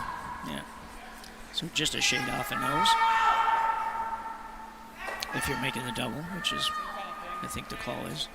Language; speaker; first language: English; native; English